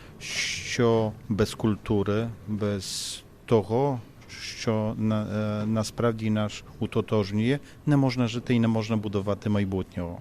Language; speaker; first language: Ukrainian; non-native, fluent; Polish